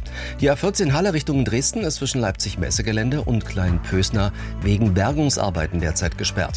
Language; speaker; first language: German; native; German